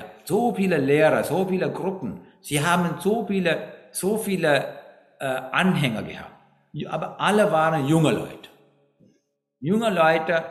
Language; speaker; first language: German; non-native, fluent; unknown